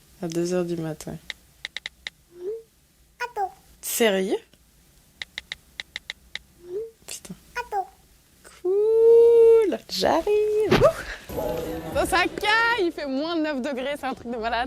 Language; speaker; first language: French; native; French